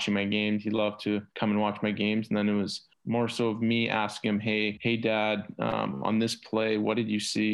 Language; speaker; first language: English; native; English